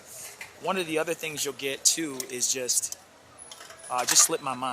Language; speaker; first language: English; native; English